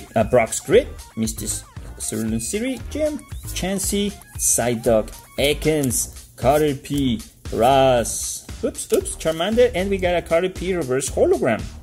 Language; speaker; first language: English; non-native, fluent; Spanish